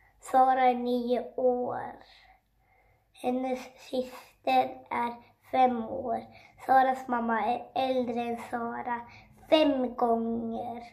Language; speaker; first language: Swedish; early bilingual, other home language; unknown